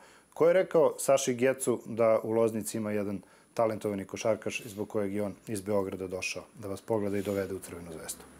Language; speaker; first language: Serbian; native; Serbian